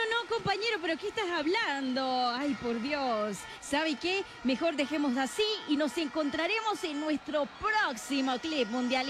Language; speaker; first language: Spanish; native; Spanish